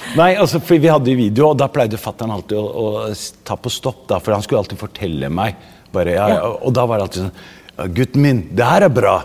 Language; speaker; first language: Norwegian; early bilingual, other home language; Arabic